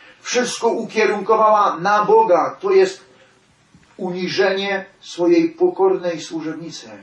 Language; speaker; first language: Polish; native; Polish